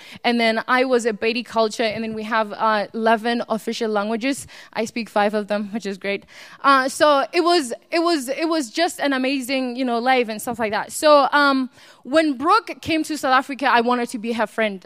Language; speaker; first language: English; non-native, local second language; Northern Sotho